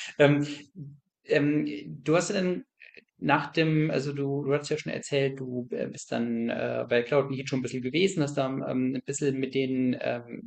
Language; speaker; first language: German; native; German